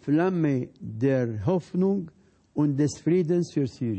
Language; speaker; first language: German; non-native, fluent; Arabic